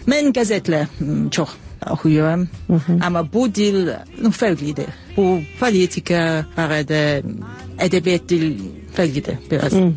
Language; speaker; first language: Azerbaijani; non-native, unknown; English